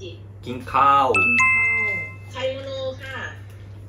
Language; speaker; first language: Japanese; non-native, learner; Thai